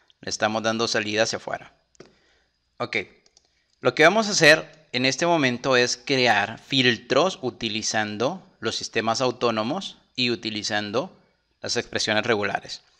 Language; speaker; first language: Spanish; native; Spanish